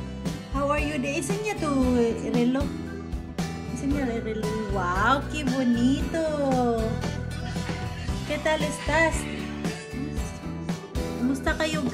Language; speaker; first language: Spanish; non-native, learner; Cebuano